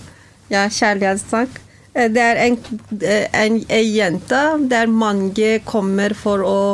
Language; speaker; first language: Norwegian; non-native, learner; Kurdish